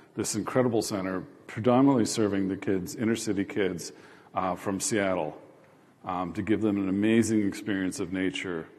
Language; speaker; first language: English; native; English